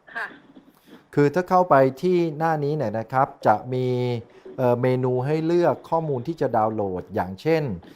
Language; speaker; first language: Thai; native; Thai